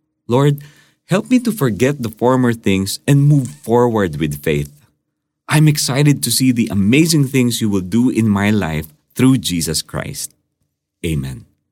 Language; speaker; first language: English; non-native, local second language; Filipino